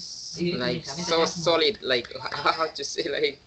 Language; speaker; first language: English; non-native, learner; Indonesian